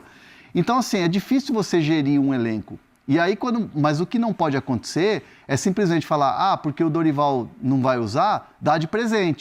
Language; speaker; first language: Portuguese; native; Portuguese